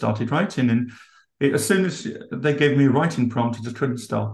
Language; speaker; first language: English; native; English